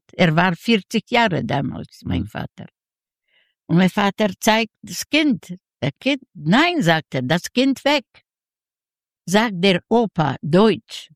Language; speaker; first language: German; early bilingual, other home language; Yiddish